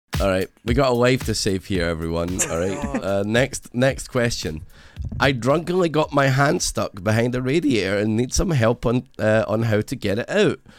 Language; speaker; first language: English; native; English